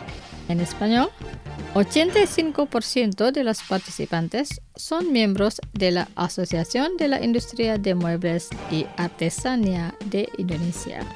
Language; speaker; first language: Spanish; non-native, fluent; Indonesian